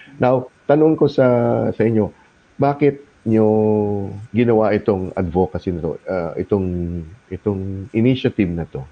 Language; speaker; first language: Filipino; non-native, local second language; Cebuano